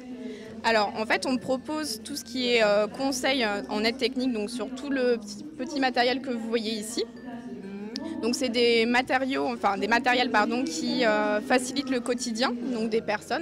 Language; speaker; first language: French; native; French